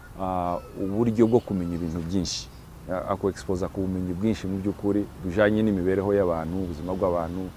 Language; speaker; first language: Kinyarwanda; native; Kinyarwanda